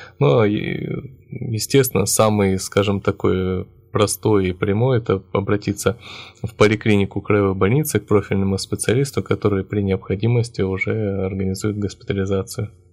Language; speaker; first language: Russian; native; Russian